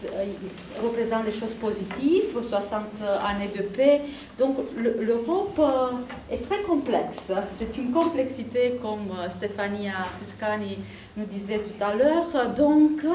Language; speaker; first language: French; non-native, fluent; Italian